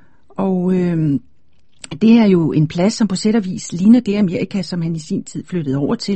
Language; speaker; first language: Danish; native; Danish